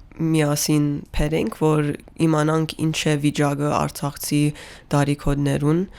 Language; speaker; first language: Armenian; early bilingual, heritage; Armenian